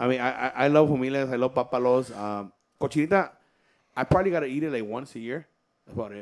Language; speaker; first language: English; early bilingual, other home language; Spanish